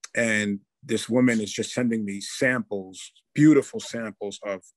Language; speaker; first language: English; native; English